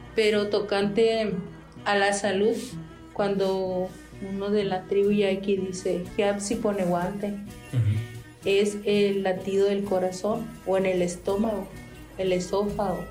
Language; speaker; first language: Spanish; non-native, local second language; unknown